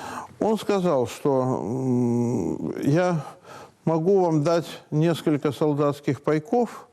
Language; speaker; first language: Russian; native; Russian